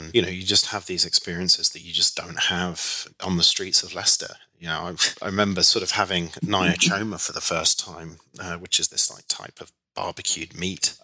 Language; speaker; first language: English; native; English